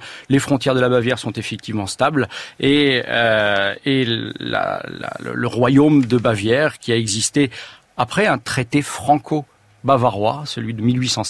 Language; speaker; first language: French; native; French